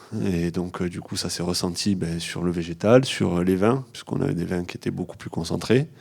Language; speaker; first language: French; native; French